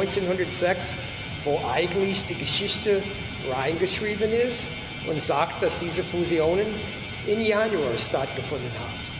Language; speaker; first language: German; non-native, fluent; English